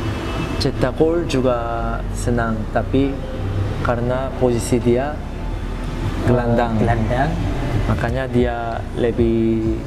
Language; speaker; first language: Indonesian; non-native, fluent; Korean